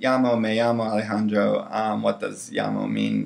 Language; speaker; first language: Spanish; non-native, learner; English